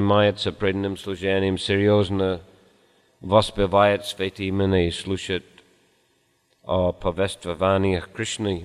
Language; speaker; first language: Russian; non-native, fluent; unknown